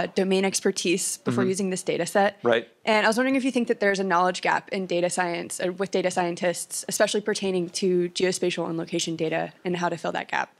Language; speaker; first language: English; native; English